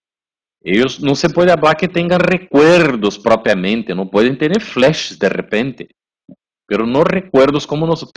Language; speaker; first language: Spanish; non-native, fluent; Portuguese